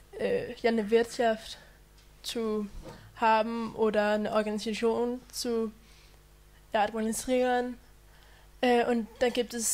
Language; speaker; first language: German; non-native, fluent; Danish